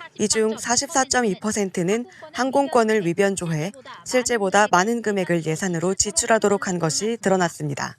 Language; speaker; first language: Korean; native; Korean